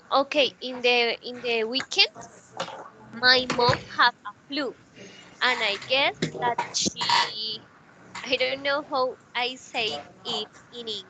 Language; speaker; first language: English; non-native, learner; Spanish